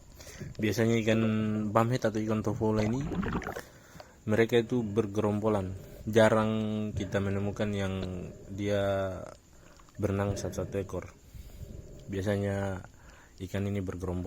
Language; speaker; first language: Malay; non-native, local second language; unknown